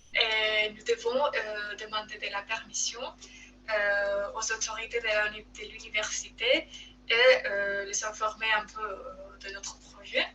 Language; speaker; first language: French; non-native, learner; Spanish